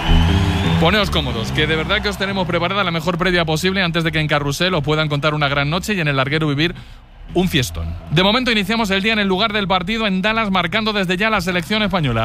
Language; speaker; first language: Spanish; native; Spanish